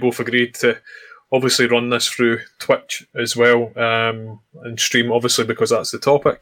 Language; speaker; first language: English; native; English